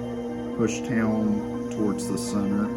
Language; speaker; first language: English; native; English